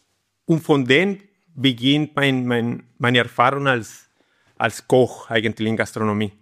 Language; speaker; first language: German; non-native, learner; Spanish